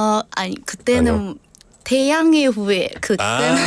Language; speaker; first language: Korean; non-native, learner; Vietnamese